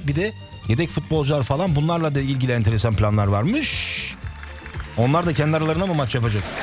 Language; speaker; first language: Turkish; native; Turkish